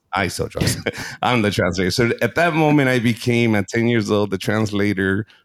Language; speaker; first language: English; early bilingual, other home language; Spanish